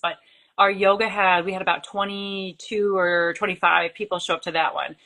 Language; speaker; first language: English; native; English